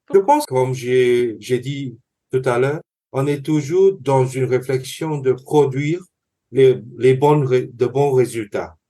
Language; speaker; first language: French; non-native, fluent; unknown